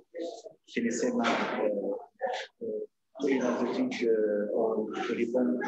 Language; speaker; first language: French; non-native, learner; Arabic